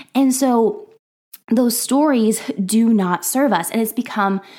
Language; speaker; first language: English; native; English